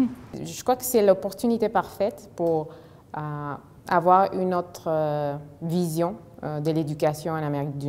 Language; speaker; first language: French; non-native, fluent; Spanish